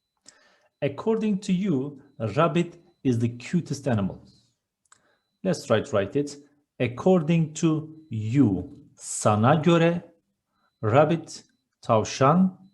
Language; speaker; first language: English; non-native, fluent; Turkish